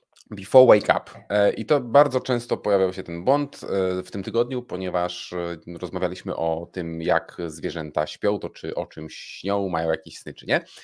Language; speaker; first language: Polish; native; Polish